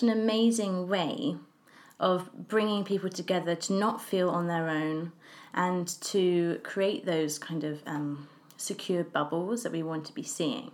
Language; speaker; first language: English; native; English